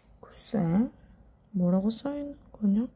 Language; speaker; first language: Korean; non-native, learner; English